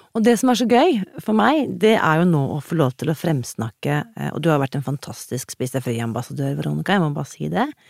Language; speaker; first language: Norwegian; native; Norwegian